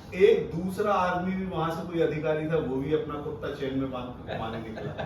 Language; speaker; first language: Hindi; native; Hindi